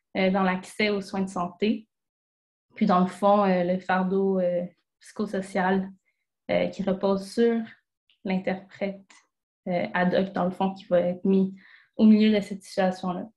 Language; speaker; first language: French; native; French